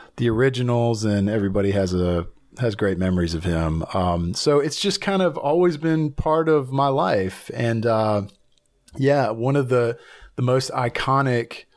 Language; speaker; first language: English; native; English